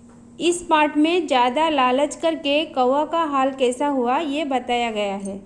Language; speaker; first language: Hindi; non-native, local second language; Odia